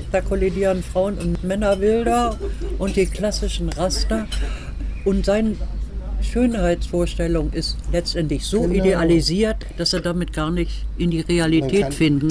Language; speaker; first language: German; native; German